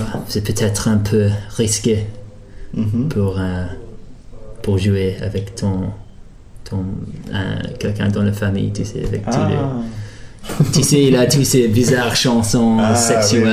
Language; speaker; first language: French; early bilingual, heritage; English